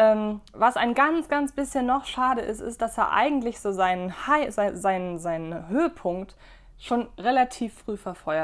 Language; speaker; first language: German; native; German